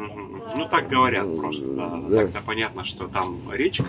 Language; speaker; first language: Russian; native; Russian